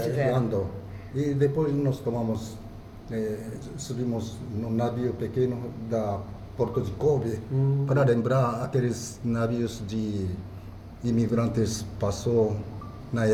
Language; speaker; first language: Portuguese; non-native, fluent; Japanese